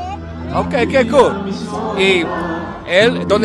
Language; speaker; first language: Spanish; non-native, learner; English